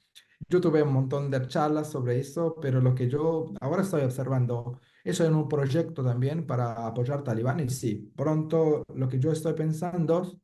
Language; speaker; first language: Spanish; non-native, fluent; Persian